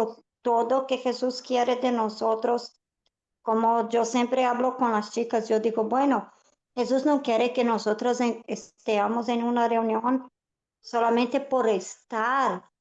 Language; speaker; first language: Spanish; non-native, fluent; Portuguese